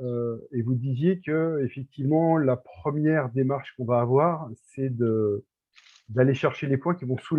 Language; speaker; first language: French; native; French